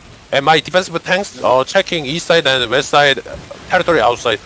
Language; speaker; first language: English; non-native, learner; Korean